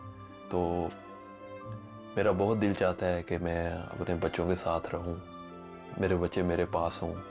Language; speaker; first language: Hindi; non-native, local second language; Punjabi